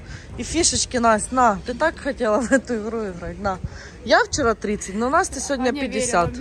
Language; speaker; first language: Russian; non-native, local second language; Ukrainian